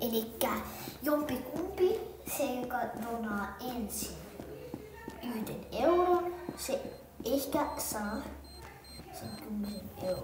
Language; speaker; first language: Finnish; early bilingual, other home language; Russian